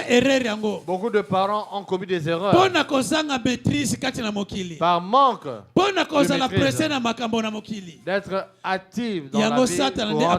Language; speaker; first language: French; non-native, local second language; Lingala